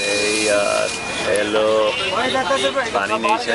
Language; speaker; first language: Hindi; non-native, learner; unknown